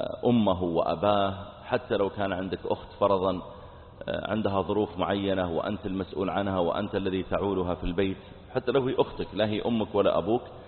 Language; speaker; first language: Arabic; native; Arabic